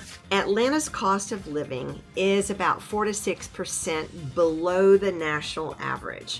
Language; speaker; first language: English; native; English